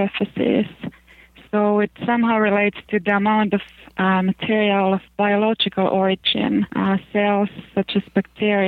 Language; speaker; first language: English; non-native, fluent; Finnish